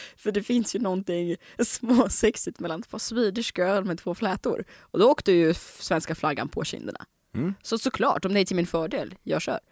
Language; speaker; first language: Swedish; native; Swedish